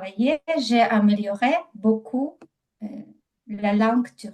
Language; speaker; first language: French; non-native, learner; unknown